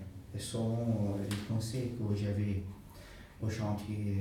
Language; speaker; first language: French; non-native, fluent; Arabic